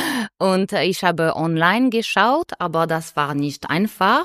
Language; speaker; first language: German; non-native, learner; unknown